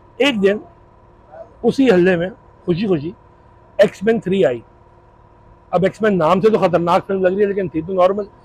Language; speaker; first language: Urdu; native; Urdu